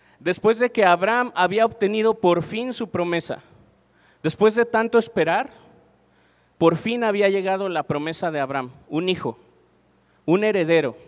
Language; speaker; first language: Spanish; native; Spanish